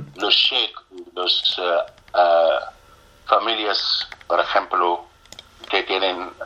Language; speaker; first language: Spanish; non-native, fluent; Arabic